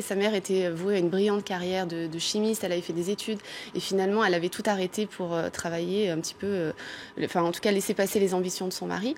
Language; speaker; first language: French; native; French